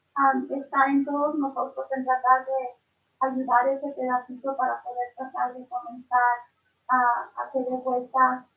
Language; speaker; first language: Spanish; early bilingual, other home language; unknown